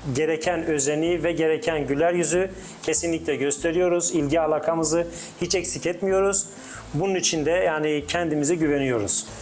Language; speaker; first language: Turkish; native; Turkish